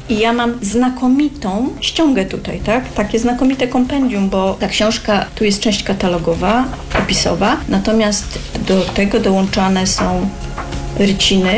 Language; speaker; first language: Polish; native; Polish